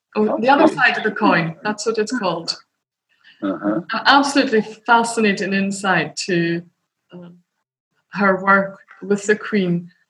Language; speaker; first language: English; native; English